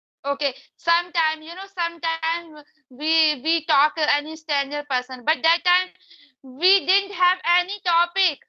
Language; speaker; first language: English; non-native, learner; Hindi